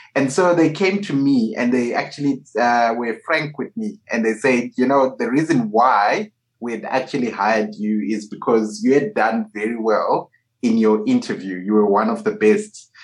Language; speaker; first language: English; non-native, local second language; Shona